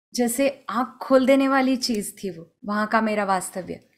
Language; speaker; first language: Hindi; non-native, local second language; Marathi